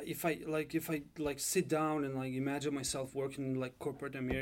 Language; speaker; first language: English; non-native, fluent; Albanian